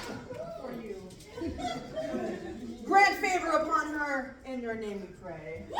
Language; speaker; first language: English; native; English